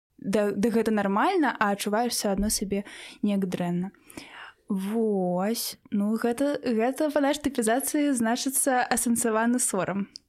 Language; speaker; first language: Belarusian; non-native, local second language; Russian